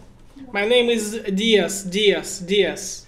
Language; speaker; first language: English; non-native, learner; Russian